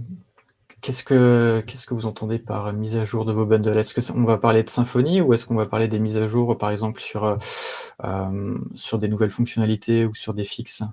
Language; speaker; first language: French; native; French